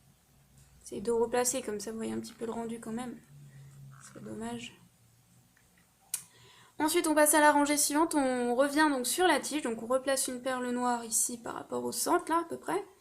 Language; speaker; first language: French; native; French